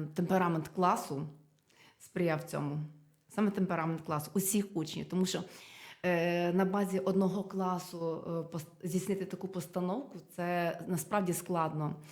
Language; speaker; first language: Ukrainian; native; Ukrainian